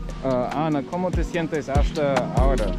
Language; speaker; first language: Spanish; non-native, learner; English